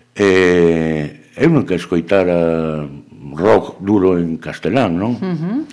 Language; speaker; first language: Galician; early bilingual, other home language; Spanish